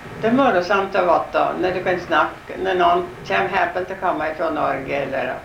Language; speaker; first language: Norwegian; early bilingual, heritage; Norwegian